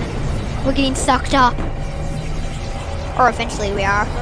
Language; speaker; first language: English; native; English